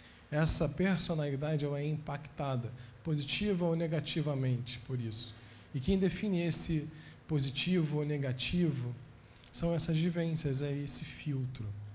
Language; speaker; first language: Portuguese; native; Portuguese